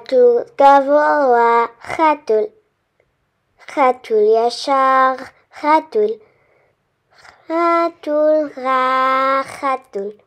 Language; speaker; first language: Hebrew; non-native, learner; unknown